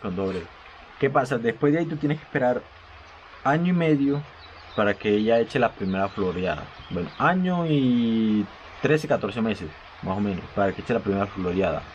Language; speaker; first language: Spanish; native; Spanish